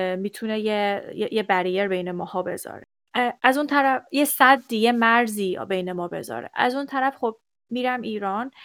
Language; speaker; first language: Persian; native; Persian